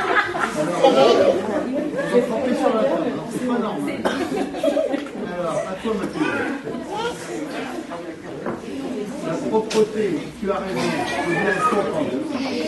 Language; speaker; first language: French; native; French